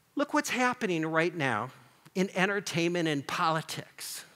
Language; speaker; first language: English; native; English